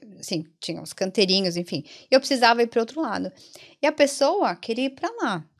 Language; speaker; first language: Portuguese; early bilingual, other home language; Italian